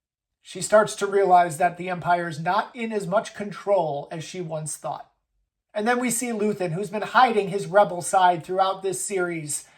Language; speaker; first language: English; native; English